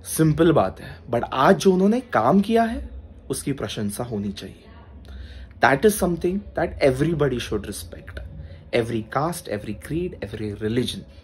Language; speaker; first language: Hindi; non-native, local second language; Marathi